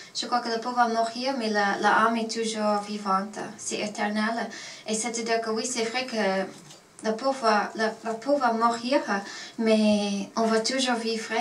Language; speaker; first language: French; non-native, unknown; English